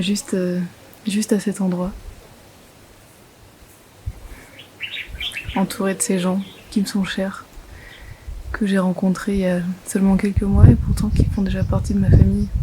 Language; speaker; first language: French; native; French